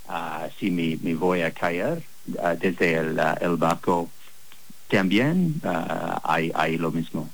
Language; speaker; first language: Spanish; non-native, learner; English